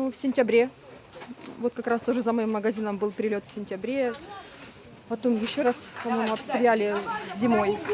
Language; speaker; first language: Russian; native; Russian